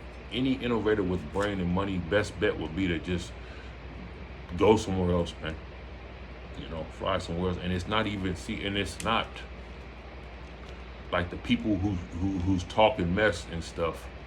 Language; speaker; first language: English; native; English